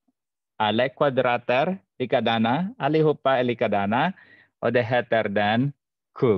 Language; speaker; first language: Swedish; non-native, fluent; Arabic